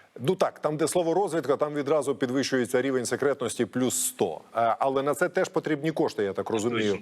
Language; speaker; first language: Ukrainian; native; Ukrainian